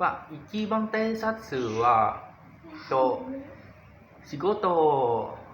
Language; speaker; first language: Japanese; non-native, learner; Indonesian